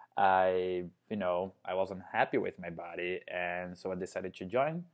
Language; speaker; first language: English; non-native, fluent; Portuguese